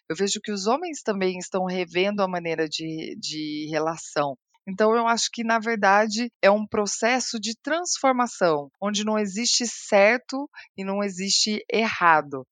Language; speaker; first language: Portuguese; native; Portuguese